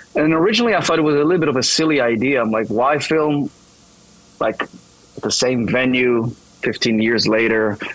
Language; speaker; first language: English; non-native, fluent; Greek